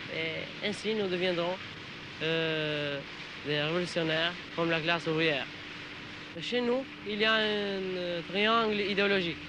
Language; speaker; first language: French; non-native, learner; Albanian